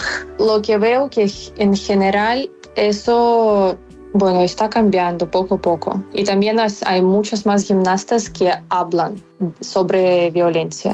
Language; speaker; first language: Spanish; non-native, fluent; Ukrainian